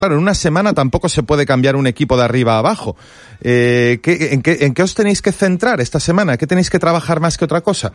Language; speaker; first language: Spanish; native; Spanish